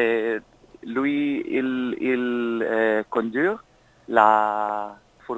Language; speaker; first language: French; non-native, learner; Spanish